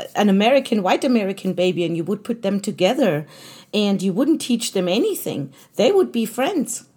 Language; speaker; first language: English; non-native, fluent; German